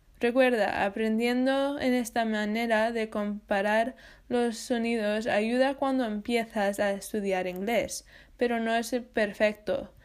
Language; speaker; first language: Spanish; non-native, learner; English